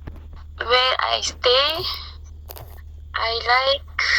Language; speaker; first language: English; non-native, learner; French